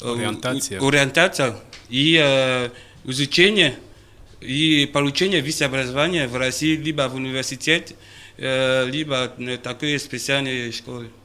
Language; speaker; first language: Russian; non-native, fluent; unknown